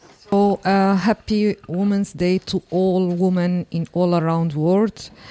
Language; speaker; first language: English; non-native, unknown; Kurdish